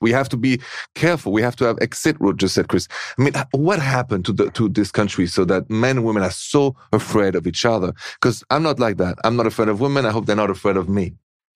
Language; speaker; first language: English; non-native, fluent; French